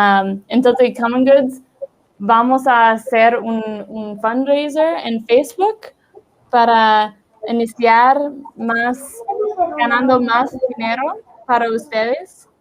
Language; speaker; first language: Spanish; non-native, learner; English